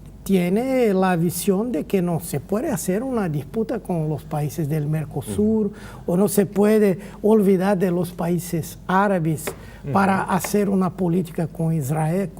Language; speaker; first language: Spanish; non-native, fluent; Portuguese